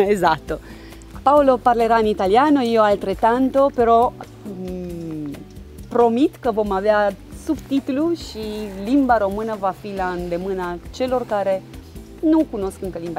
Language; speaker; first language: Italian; non-native, fluent; Romanian